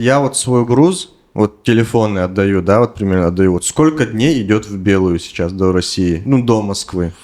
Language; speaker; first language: Russian; native; Russian